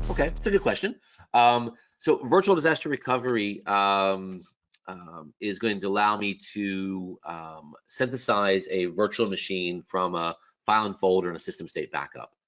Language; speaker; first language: English; native; English